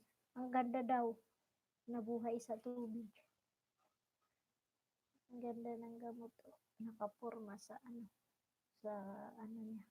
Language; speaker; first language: Filipino; non-native, local second language; Bikol